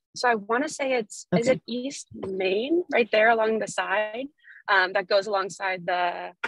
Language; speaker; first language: English; native; English